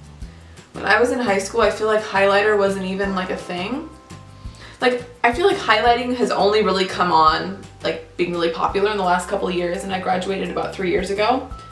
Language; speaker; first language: English; native; English